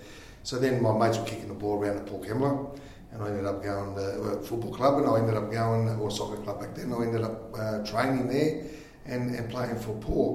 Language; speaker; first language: English; native; English